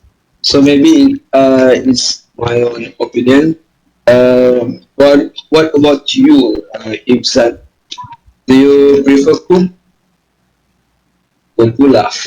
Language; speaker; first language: English; non-native, learner; Malay